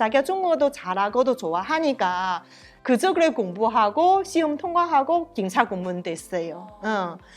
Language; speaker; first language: Korean; non-native, learner; Chinese